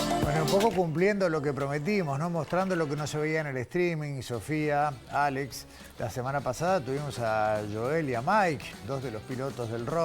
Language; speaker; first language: Spanish; native; Spanish